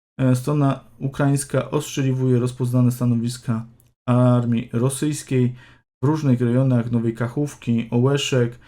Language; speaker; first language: Polish; native; Polish